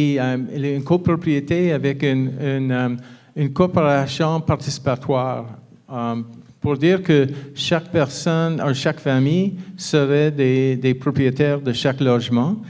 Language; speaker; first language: French; non-native, fluent; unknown